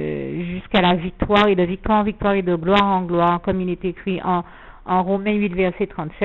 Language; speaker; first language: French; native; French